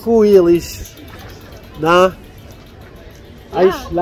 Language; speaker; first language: Portuguese; non-native, learner; English